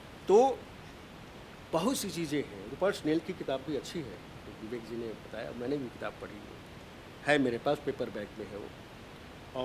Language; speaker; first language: Hindi; native; Hindi